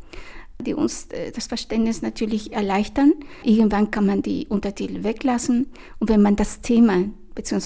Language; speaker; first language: German; non-native, fluent; Spanish